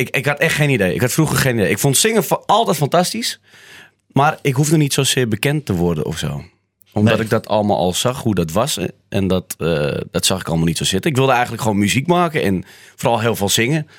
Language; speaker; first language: Dutch; native; Dutch